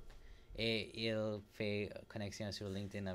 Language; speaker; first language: French; non-native, learner; English